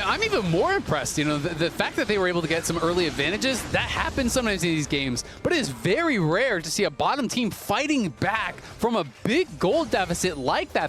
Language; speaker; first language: English; native; English